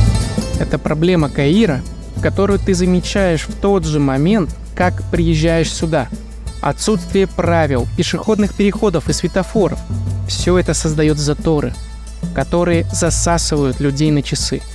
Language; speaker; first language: Russian; native; Russian